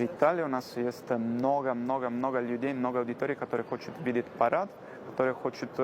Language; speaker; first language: Russian; non-native, learner; Italian